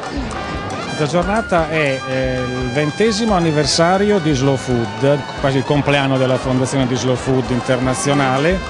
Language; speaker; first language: Italian; native; Italian